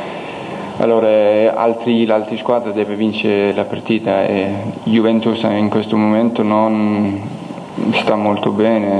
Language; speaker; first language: Italian; non-native, learner; Danish